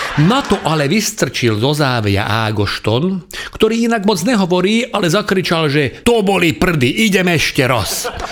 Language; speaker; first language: Slovak; non-native, local second language; Hungarian